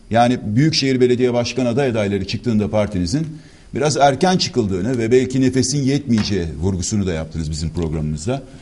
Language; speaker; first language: Turkish; native; Turkish